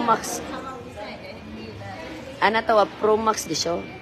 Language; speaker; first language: Japanese; non-native, learner; Filipino